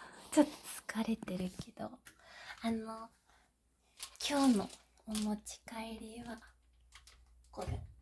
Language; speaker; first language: Japanese; non-native, learner; English